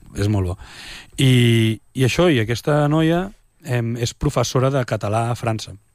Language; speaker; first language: Catalan; native; Catalan